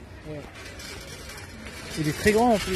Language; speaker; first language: French; native; French